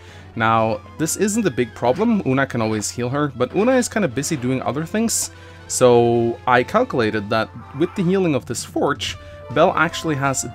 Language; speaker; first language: English; native; English